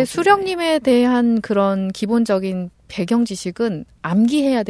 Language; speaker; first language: Korean; native; Korean